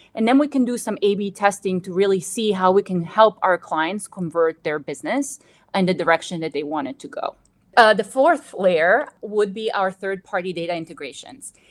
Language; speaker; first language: English; non-native, fluent; Bosnian